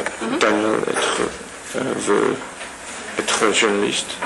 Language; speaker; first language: French; non-native, learner; English